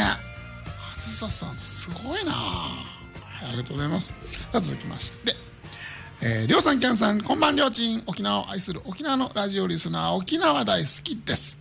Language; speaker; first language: Japanese; native; Japanese